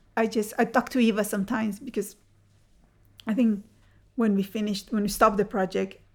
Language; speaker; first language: English; early bilingual, other home language; Spanish